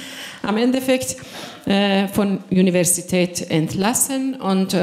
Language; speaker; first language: German; non-native, fluent; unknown